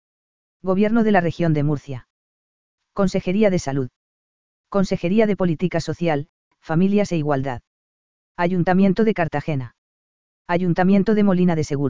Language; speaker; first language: Spanish; native; Spanish